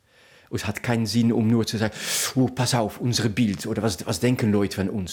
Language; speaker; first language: German; non-native, fluent; Dutch